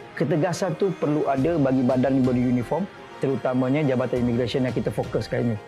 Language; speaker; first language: Malay; non-native, learner; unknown